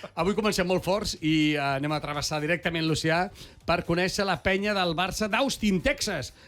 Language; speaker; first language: Catalan; native; Catalan